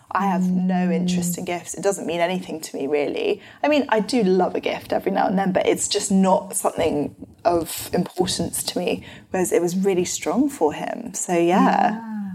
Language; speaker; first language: English; native; English